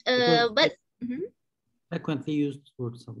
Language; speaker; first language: English; non-native, fluent; Turkish